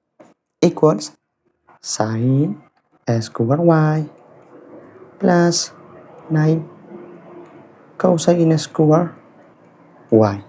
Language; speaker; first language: English; non-native, fluent; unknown